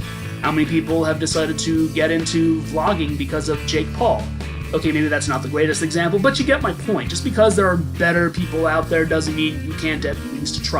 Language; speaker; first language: English; native; English